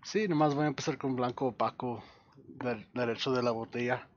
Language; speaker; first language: Spanish; early bilingual, heritage; Spanish